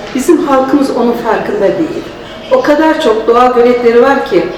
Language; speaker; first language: Turkish; native; Turkish